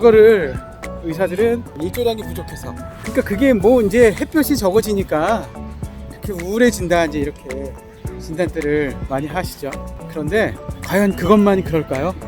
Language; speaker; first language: Korean; native; Korean